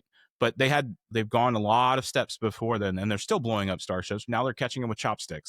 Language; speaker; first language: English; native; English